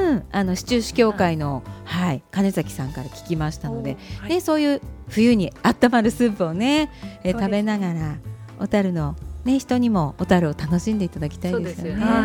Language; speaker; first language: Japanese; native; Japanese